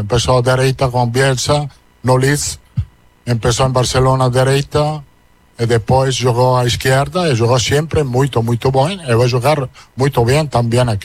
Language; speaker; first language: Portuguese; non-native, learner; Italian